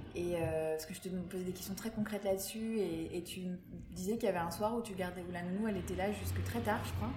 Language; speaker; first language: French; native; French